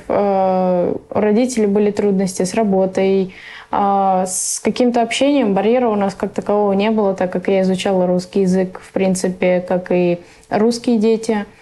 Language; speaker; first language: Russian; early bilingual, other home language; Persian